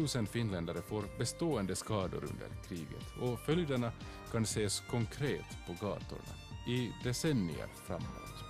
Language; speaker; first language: Swedish; native; Swedish